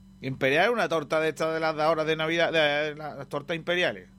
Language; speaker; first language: Spanish; native; Spanish